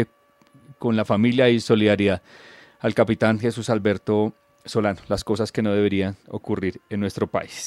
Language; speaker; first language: Spanish; native; Spanish